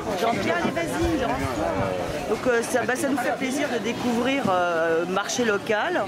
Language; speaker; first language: French; native; French